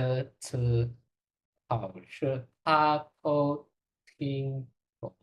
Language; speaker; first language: Chinese; non-native, learner; Indonesian